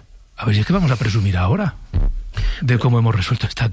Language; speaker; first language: Spanish; native; Spanish